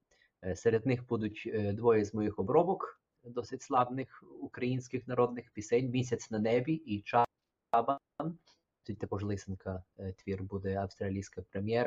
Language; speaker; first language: Ukrainian; early bilingual, heritage; Ukrainian